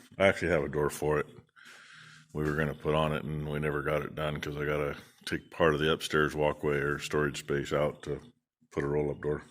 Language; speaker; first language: English; native; English